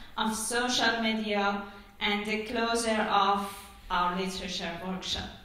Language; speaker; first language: English; non-native, fluent; Persian